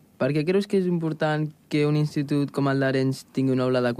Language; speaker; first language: Catalan; native; Catalan